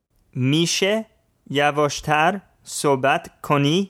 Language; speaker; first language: Persian; non-native, learner; English